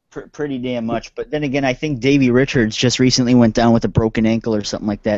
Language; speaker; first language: English; native; English